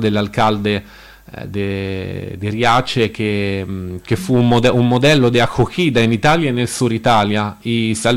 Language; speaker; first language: Spanish; non-native, learner; Italian